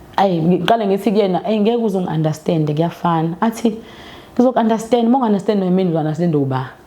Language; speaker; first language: Zulu; native; Zulu